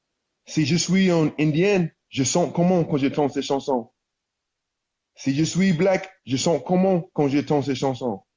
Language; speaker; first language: French; non-native, learner; English